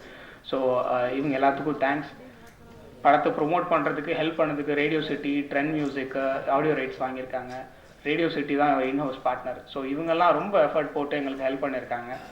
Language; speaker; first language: Tamil; native; Tamil